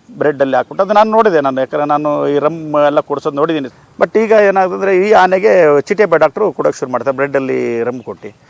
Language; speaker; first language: Kannada; native; Kannada